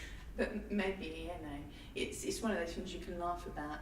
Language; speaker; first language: English; native; English